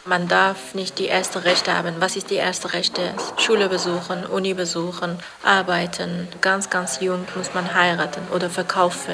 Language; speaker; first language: German; non-native, learner; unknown